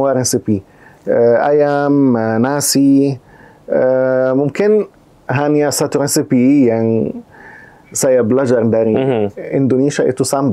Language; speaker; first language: Indonesian; non-native, fluent; Arabic